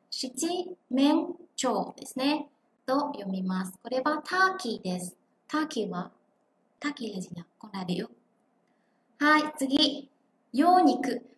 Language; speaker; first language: Japanese; non-native, fluent; Vietnamese